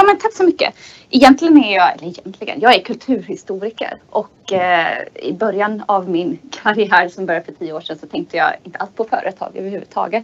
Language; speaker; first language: Swedish; native; Swedish